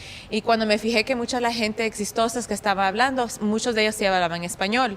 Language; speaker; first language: Spanish; early bilingual, heritage; Spanish